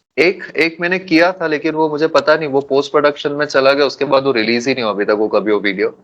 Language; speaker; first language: Hindi; non-native, local second language; Tulu